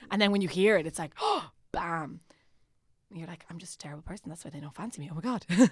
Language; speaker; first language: English; non-native, fluent; Italian